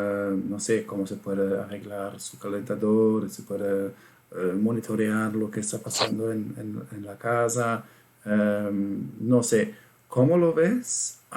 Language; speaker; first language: Spanish; non-native, fluent; German